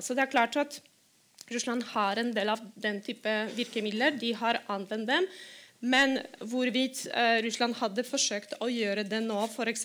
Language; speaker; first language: Norwegian; non-native, fluent; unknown